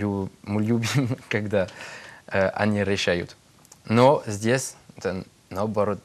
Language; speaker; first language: Russian; non-native, learner; French